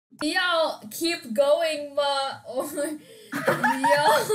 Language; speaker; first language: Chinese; early bilingual, heritage; Chinese